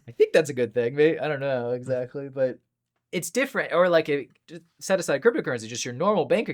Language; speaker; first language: English; native; English